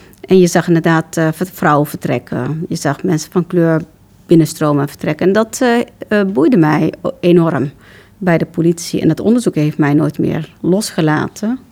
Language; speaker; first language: Dutch; early bilingual, other home language; Turkish